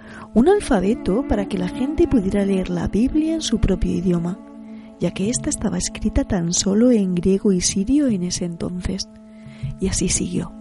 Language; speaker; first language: Spanish; native; Spanish